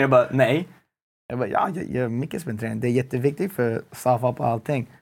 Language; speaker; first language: Swedish; non-native, fluent; English